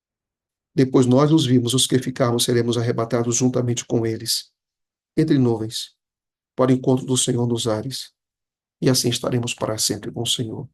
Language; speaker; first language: Portuguese; native; Portuguese